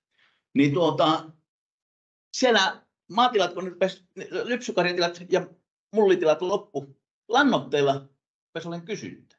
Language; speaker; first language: Finnish; native; Finnish